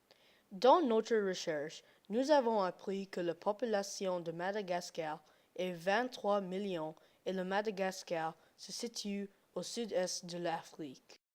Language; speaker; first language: French; non-native, learner; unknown